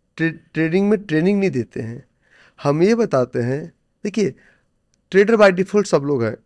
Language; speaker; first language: Hindi; native; Hindi